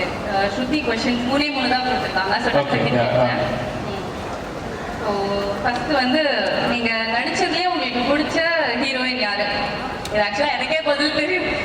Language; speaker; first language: Tamil; non-native, learner; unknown